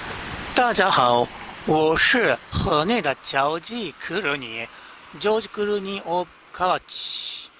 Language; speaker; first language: Chinese; non-native, learner; Japanese